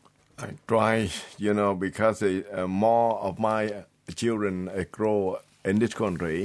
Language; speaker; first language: English; non-native, learner; Vietnamese